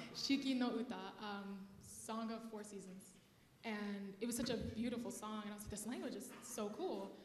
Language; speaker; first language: English; native; English